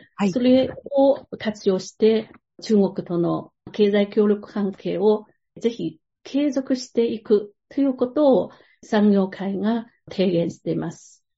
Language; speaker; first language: Japanese; non-native, fluent; Chinese